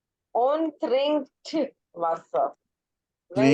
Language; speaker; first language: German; non-native, fluent; Urdu